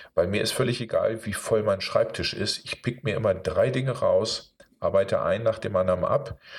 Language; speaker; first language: German; native; German